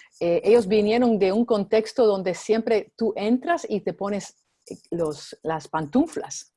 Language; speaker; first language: Spanish; native; Spanish